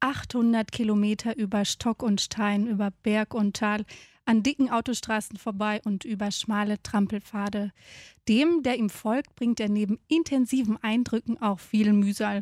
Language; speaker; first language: German; native; German